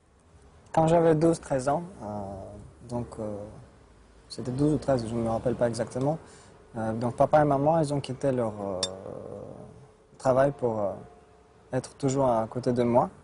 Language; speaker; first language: French; non-native, fluent; Russian